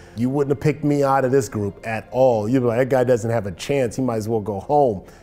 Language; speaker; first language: English; native; English